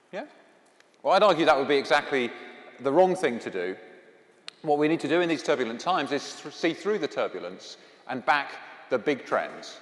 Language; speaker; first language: English; native; English